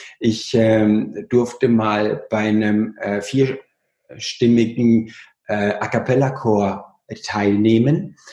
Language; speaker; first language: German; early bilingual, other home language; Italian